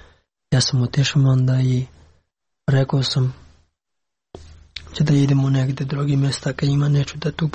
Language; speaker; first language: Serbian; non-native, learner; Pashto